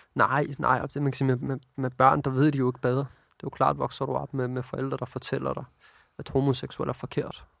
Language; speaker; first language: Danish; early bilingual, other home language; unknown